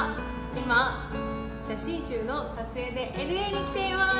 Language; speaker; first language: Japanese; native; Japanese